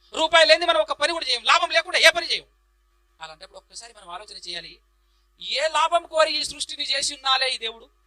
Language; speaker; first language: Telugu; native; Telugu